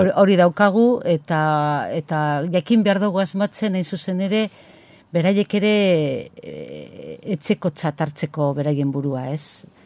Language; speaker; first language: Basque; non-native, local second language; Spanish